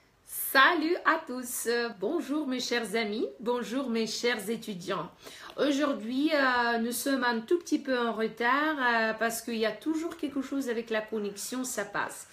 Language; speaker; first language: French; non-native, fluent; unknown